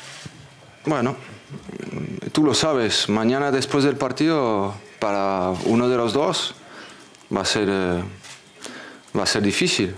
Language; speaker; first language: Spanish; non-native, fluent; French